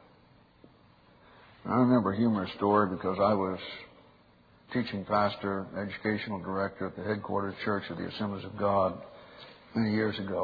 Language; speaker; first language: English; native; English